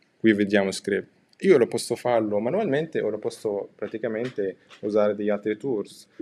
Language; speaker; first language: Italian; non-native, fluent; Arabic